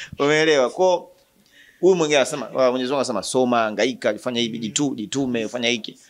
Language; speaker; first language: Swahili; native; Swahili